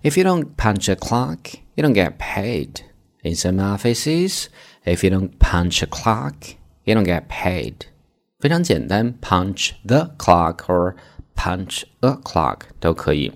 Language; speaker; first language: English; non-native, fluent; Chinese